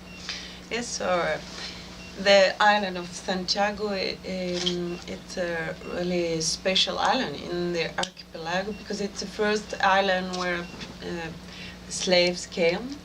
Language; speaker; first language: English; non-native, fluent; French